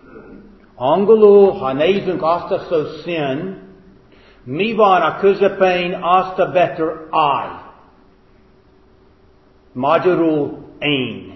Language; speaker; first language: Hungarian; non-native, fluent; English